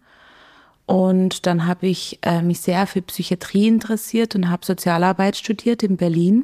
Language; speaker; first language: German; native; German